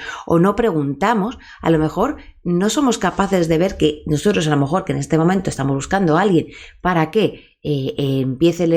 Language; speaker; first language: Spanish; native; Spanish